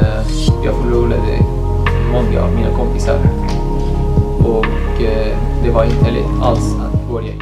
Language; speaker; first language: Swedish; non-native, fluent; Arabic